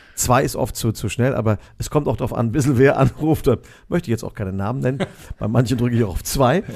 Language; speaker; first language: German; native; German